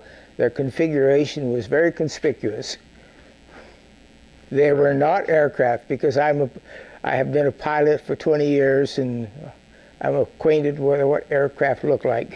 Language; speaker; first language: English; native; English